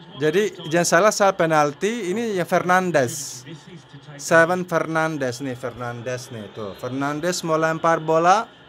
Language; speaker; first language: Indonesian; non-native, fluent; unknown